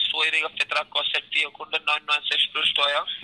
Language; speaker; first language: German; non-native, learner; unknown